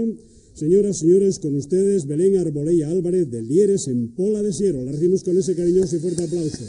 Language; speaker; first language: Spanish; native; Spanish